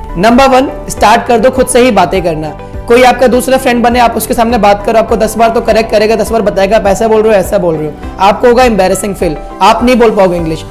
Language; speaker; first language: Hindi; native; Hindi